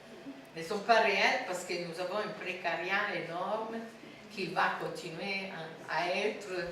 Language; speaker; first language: French; non-native, fluent; Italian